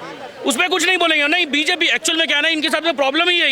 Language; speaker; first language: Hindi; native; Hindi